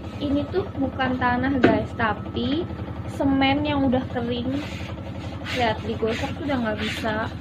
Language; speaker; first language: Indonesian; native; Indonesian